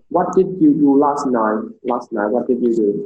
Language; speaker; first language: English; non-native, learner; Vietnamese